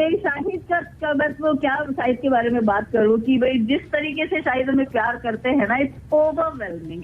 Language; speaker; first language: Hindi; non-native, local second language; Tamil